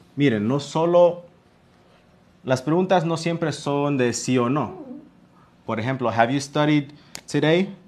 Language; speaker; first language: Spanish; early bilingual, heritage; Spanish